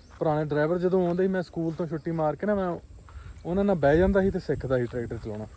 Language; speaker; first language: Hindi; non-native, local second language; Punjabi